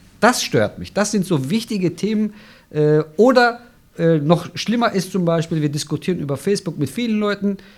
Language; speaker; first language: German; non-native, fluent; Turkish